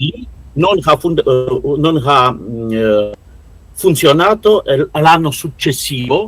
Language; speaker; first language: Italian; non-native, learner; Russian